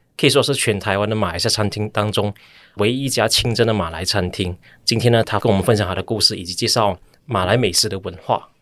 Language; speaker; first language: Chinese; native; Chinese